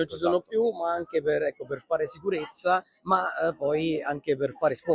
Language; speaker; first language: Italian; native; Italian